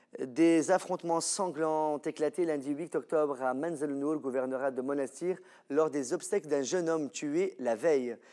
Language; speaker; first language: French; non-native, local second language; Arabic